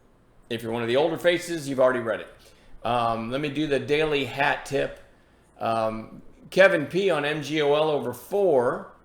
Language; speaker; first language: English; native; English